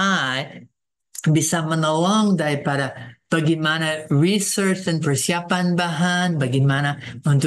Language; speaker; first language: Indonesian; non-native, fluent; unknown